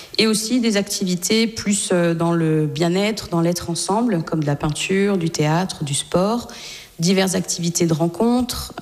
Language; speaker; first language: French; native; French